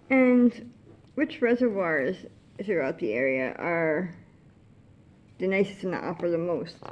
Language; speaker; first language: English; native; English